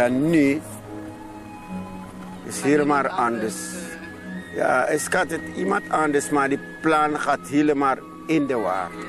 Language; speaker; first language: Dutch; non-native, local second language; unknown